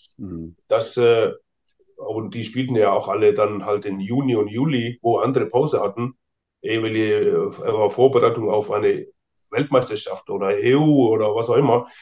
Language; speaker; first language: German; non-native, fluent; Icelandic